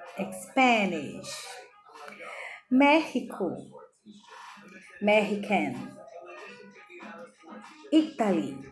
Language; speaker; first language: English; non-native, learner; Portuguese